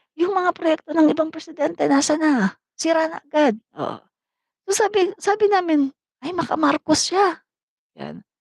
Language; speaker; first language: Filipino; non-native, local second language; Cebuano